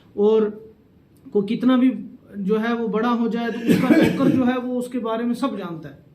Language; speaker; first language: Urdu; non-native, local second language; Saraiki